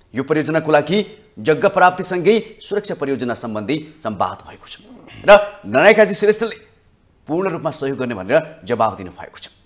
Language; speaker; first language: Nepali; native; Nepali